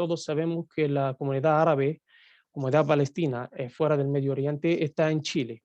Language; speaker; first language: Spanish; non-native, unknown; Arabic